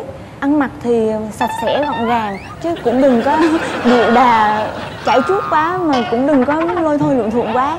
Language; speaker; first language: Vietnamese; native; Vietnamese